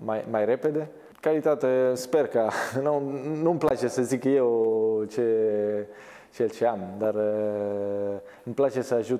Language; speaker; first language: Romanian; non-native, learner; Italian